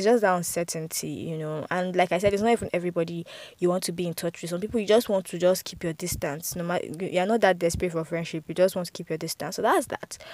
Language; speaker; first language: English; non-native, local second language; Yoruba